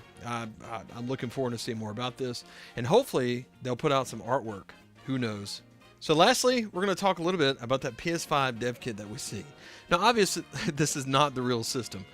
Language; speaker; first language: English; native; English